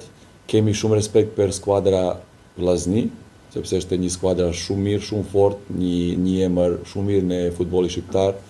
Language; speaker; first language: Albanian; non-native, learner; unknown